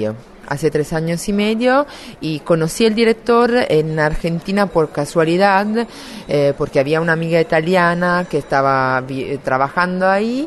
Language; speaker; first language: Spanish; non-native, fluent; Italian